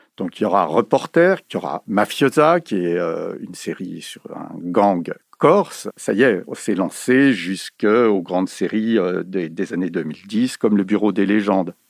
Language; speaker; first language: French; native; French